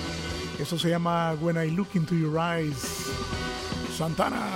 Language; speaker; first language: Spanish; native; Spanish